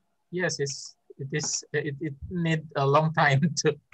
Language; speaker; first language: English; non-native, fluent; Indonesian